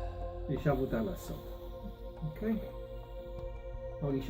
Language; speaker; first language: Hebrew; non-native, fluent; English